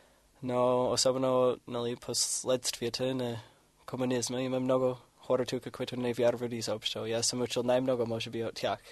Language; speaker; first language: Bulgarian; non-native, fluent; English